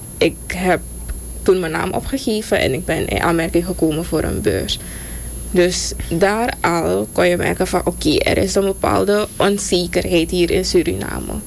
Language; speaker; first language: Dutch; native; Dutch